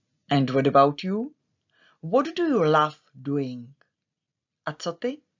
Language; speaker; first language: English; non-native, fluent; Czech